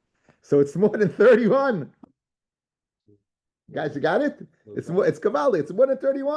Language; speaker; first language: English; native; English